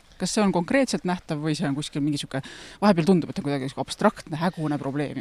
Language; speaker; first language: Estonian; native; Estonian